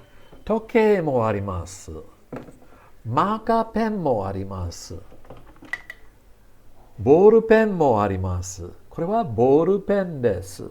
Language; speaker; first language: Japanese; non-native, fluent; English